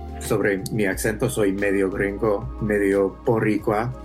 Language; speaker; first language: Spanish; early bilingual, heritage; English